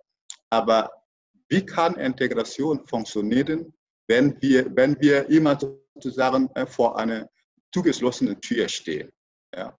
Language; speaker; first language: German; non-native, fluent; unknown